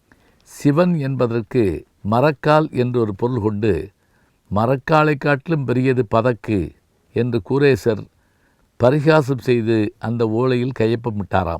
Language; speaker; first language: Tamil; native; Tamil